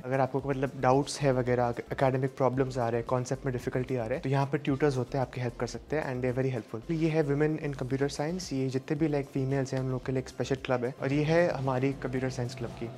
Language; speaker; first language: Hindi; non-native, local second language; Bangla